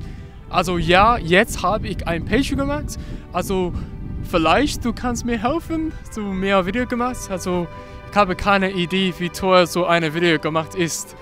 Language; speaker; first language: German; non-native, learner; English